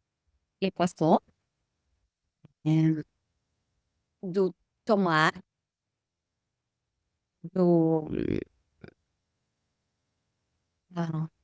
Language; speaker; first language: French; non-native, learner; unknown